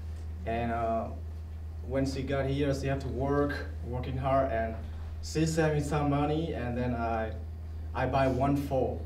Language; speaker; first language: English; non-native, learner; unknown